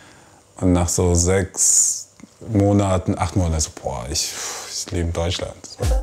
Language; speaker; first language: German; non-native, fluent; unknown